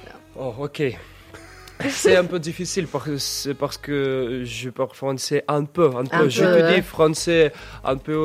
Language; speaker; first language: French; non-native, learner; Russian